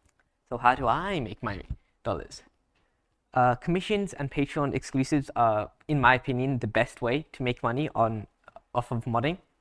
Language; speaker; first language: English; native; English